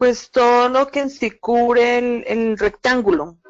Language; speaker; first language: Spanish; native; Spanish